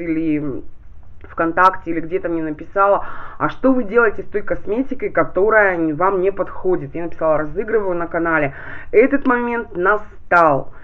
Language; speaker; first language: Russian; native; Russian